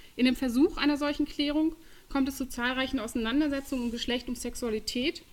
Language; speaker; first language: German; native; German